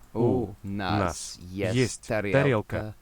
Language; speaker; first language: Russian; non-native, learner; English